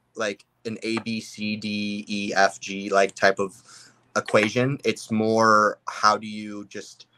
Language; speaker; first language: English; native; English